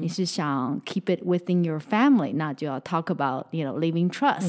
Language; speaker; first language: English; non-native, fluent; Chinese